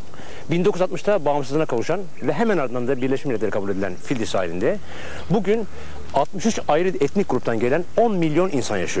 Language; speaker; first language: Turkish; native; Turkish